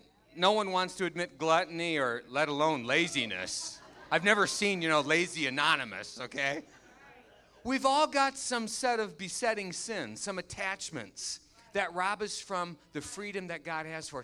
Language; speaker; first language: English; native; English